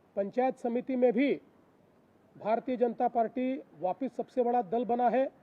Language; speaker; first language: Hindi; non-native, local second language; Marathi